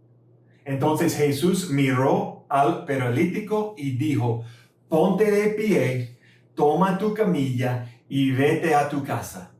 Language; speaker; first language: Spanish; non-native, fluent; English